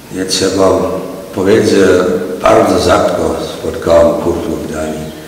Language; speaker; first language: Polish; early bilingual, heritage; Polish